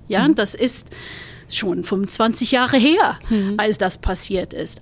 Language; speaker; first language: German; non-native, fluent; English